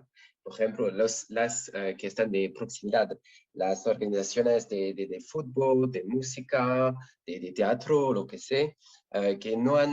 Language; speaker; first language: Spanish; non-native, learner; French